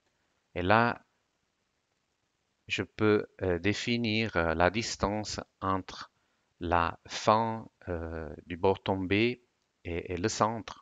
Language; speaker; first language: French; non-native, fluent; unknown